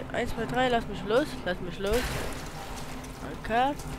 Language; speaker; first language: German; native; German